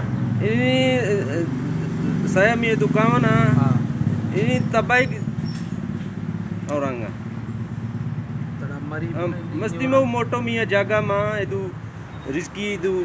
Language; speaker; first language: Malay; non-native, learner; Hindi